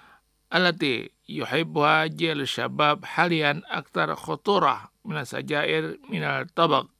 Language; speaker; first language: Arabic; non-native, fluent; Indonesian